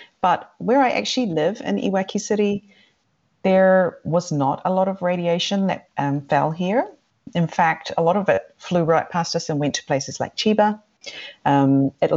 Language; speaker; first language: English; native; English